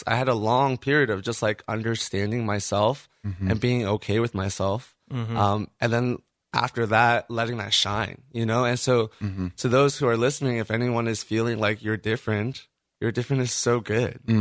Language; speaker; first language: English; native; English